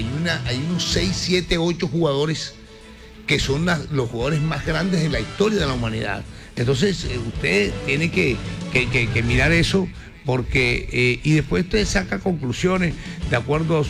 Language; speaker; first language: Spanish; native; Spanish